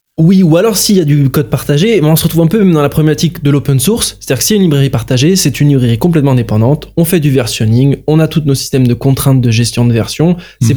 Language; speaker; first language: French; native; French